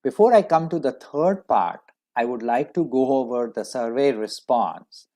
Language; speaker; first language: English; non-native, local second language; Marathi